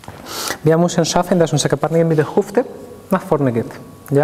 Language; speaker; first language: German; non-native, fluent; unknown